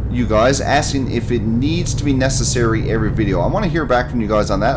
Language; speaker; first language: English; native; English